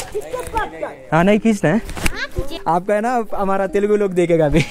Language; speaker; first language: Hindi; non-native, local second language; Telugu